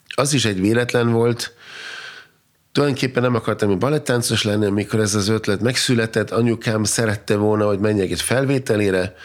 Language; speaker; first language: Hungarian; non-native, fluent; German